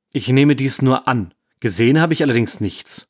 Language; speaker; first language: German; native; German